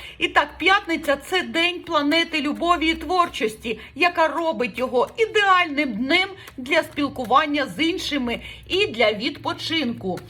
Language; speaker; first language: Ukrainian; non-native, local second language; Russian